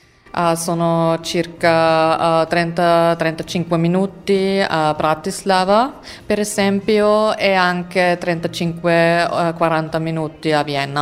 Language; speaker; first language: Italian; non-native, learner; German